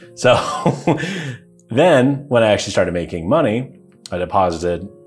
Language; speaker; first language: English; native; English